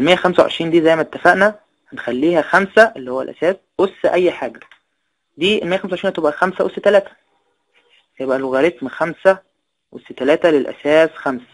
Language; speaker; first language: Arabic; native; Arabic